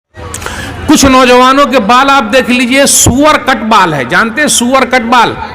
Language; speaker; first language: Hindi; native; Hindi